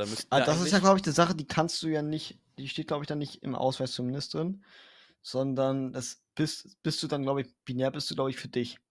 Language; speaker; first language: German; native; German